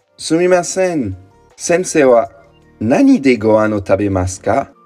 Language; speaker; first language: Japanese; non-native, learner; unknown